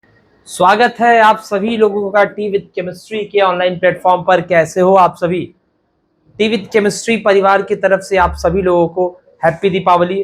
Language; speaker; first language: Hindi; native; Hindi